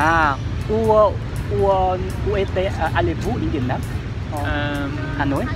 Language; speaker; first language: French; non-native, learner; Vietnamese